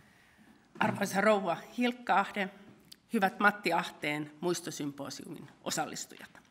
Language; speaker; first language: Finnish; native; Finnish